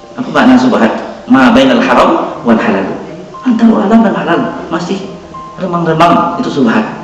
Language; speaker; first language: Malay; non-native, local second language; Minangkabau